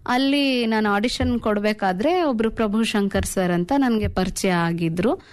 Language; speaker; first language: Kannada; non-native, local second language; Urdu